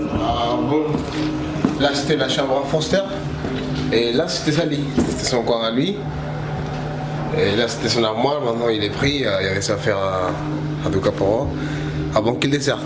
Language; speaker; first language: French; non-native, fluent; Spanish